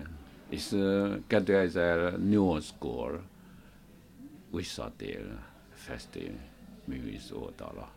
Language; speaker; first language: Hungarian; non-native, learner; Chinese